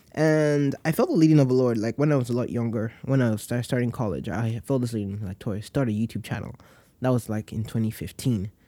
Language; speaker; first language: English; non-native, local second language; Yoruba